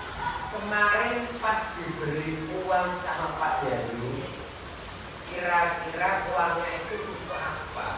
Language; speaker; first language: Indonesian; native; Indonesian